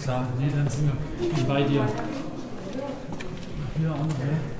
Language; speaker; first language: German; native; German